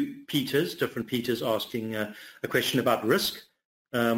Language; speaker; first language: English; native; English